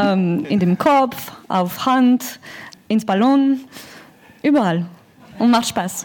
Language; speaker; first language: German; non-native, learner; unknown